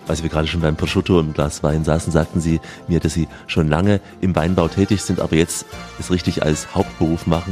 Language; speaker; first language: German; native; German